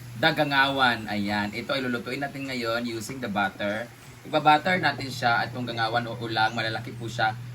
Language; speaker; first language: Filipino; non-native, local second language; Cebuano